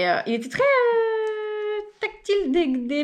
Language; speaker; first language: French; native; French